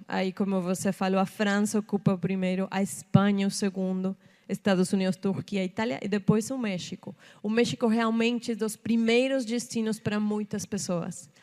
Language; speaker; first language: Portuguese; non-native, fluent; Spanish